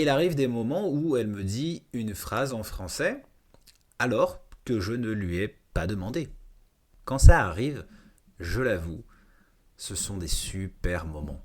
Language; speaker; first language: French; native; French